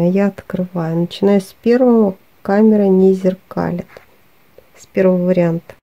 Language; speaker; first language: Russian; native; Russian